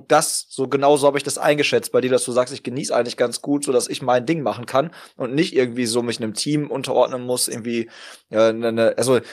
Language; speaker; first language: German; native; German